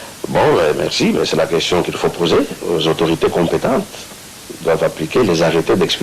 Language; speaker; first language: French; non-native, local second language; Luba-Lulua